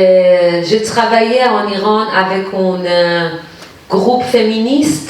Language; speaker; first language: French; non-native, fluent; Persian